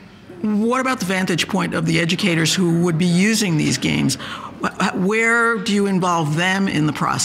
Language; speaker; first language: English; native; English